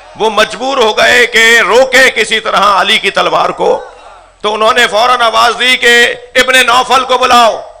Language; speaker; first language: Urdu; non-native, local second language; Sindhi